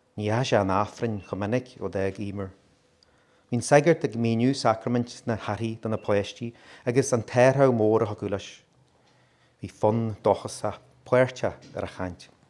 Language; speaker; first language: Irish; native; Irish